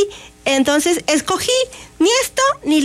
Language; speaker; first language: Spanish; native; Spanish